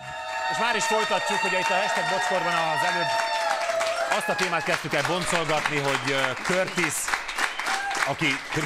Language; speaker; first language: Hungarian; native; Hungarian